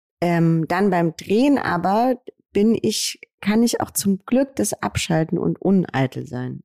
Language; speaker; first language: German; native; German